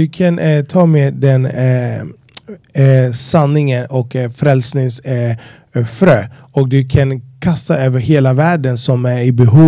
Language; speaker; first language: Swedish; non-native, fluent; Spanish